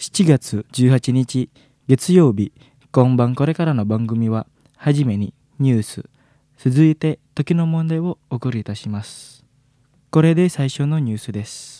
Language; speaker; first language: Japanese; non-native, fluent; Indonesian